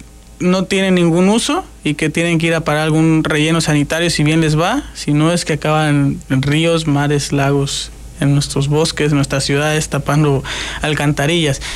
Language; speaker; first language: Spanish; native; Spanish